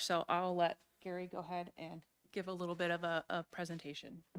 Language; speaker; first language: English; native; English